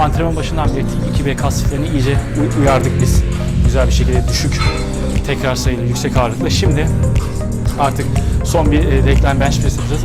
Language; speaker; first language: Turkish; native; Turkish